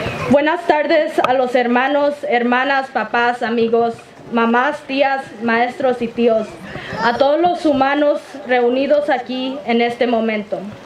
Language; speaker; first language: Spanish; early bilingual, heritage; Spanish